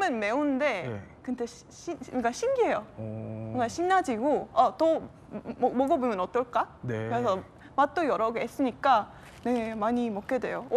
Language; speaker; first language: Korean; non-native, fluent; Estonian